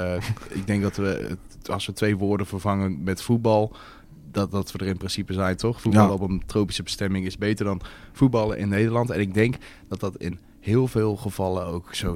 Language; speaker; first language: Dutch; native; Dutch